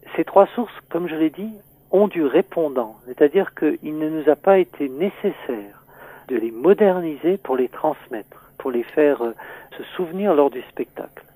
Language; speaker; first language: French; native; French